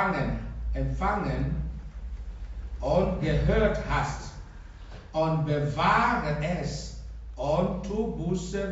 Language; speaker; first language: German; non-native, fluent; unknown